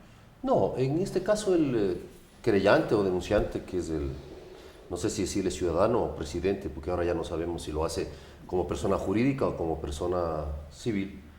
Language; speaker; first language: Spanish; native; Spanish